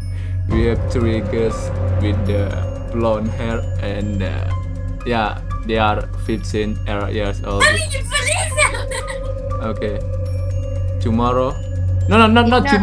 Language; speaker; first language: English; non-native, learner; Indonesian